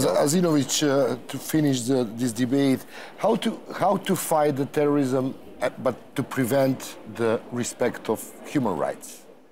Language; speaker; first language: English; non-native, fluent; Macedonian